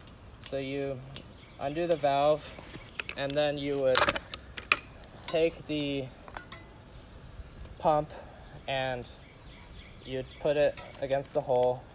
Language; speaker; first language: English; native; English